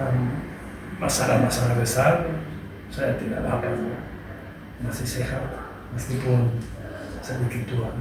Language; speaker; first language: Indonesian; non-native, learner; Spanish